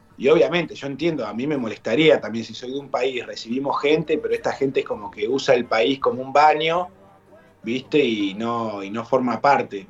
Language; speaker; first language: Spanish; native; Spanish